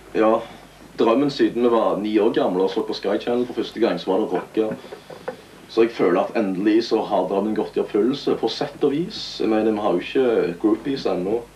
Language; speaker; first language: Norwegian; native; Norwegian